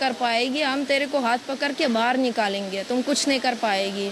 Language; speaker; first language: Hindi; non-native, fluent; Russian